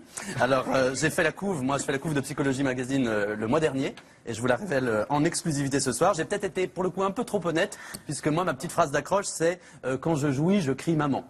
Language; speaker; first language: French; native; French